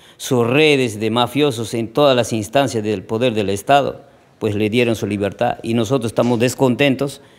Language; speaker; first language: Spanish; native; Spanish